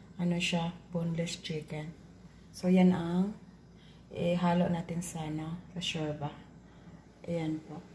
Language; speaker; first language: Filipino; non-native, local second language; Cebuano